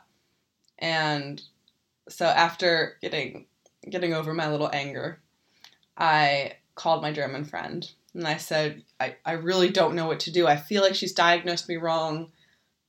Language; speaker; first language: English; native; English